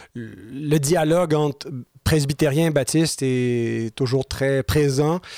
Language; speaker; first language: French; native; French